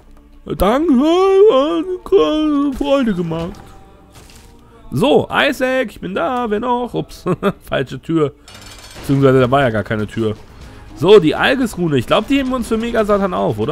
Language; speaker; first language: German; native; German